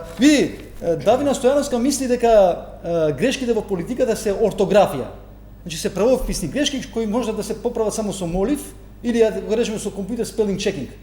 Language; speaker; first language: Macedonian; non-native, local second language; Albanian